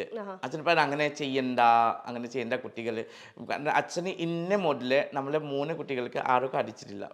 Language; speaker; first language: Malayalam; non-native, local second language; Assamese